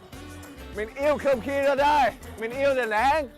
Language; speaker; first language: Vietnamese; early bilingual, heritage; Vietnamese